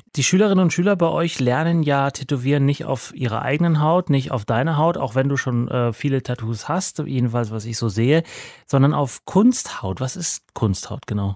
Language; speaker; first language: German; native; German